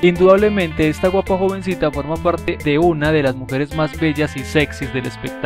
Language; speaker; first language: Spanish; native; Spanish